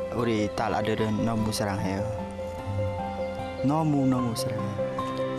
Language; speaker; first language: Korean; non-native, learner; Khmer